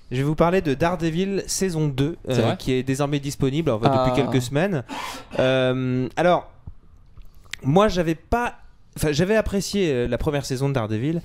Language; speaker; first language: French; native; French